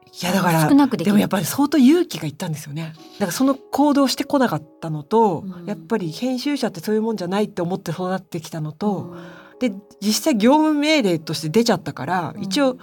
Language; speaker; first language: Japanese; native; Japanese